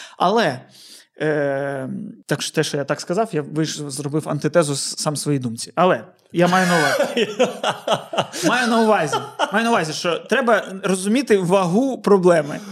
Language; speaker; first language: Ukrainian; native; Ukrainian